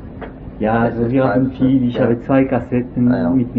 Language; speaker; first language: German; non-native, local second language; French